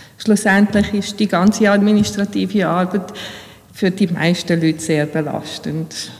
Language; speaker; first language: German; early bilingual, other home language; Bosnian